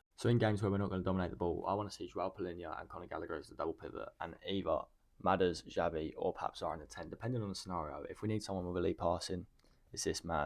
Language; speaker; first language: English; native; English